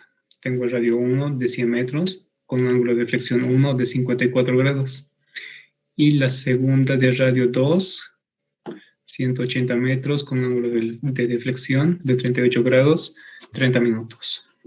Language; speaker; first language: Spanish; native; Spanish